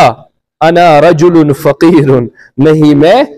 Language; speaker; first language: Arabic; non-native, fluent; Kashmiri